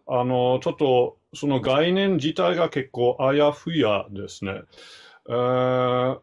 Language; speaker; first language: Japanese; non-native, fluent; German